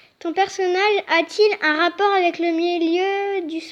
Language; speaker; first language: French; native; French